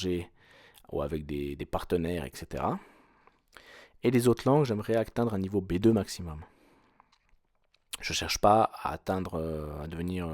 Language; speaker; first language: French; native; French